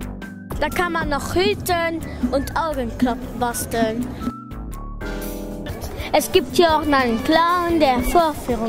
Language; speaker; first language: German; non-native, local second language; Luxembourgish